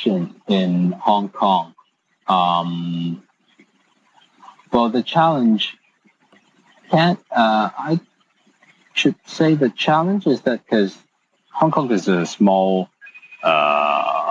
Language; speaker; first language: English; non-native, local second language; Cantonese